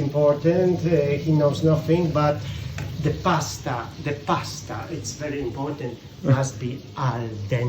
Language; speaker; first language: English; non-native, fluent; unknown